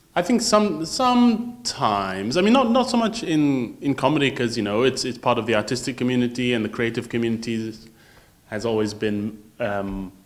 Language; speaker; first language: English; native; English